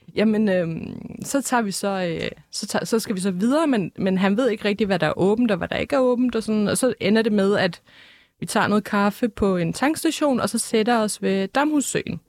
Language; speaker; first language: Danish; early bilingual, other home language; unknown